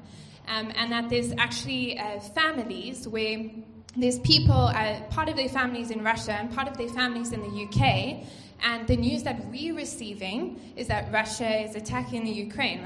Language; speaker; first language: English; native; English